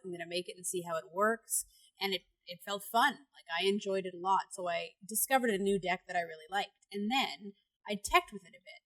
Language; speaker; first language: English; native; English